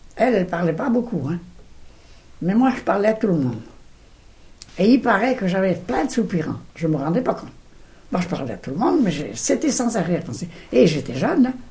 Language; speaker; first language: French; non-native, local second language; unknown